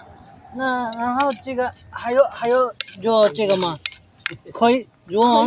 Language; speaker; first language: Chinese; non-native, learner; Bangla